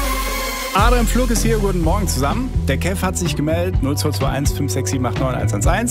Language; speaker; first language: German; native; German